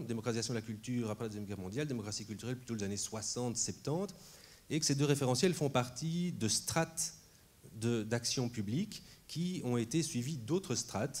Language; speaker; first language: French; native; French